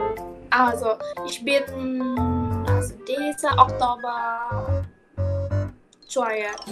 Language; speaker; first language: German; non-native, fluent; Indonesian